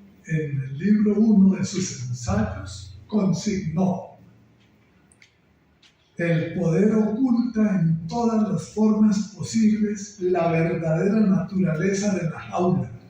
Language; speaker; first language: Spanish; native; Spanish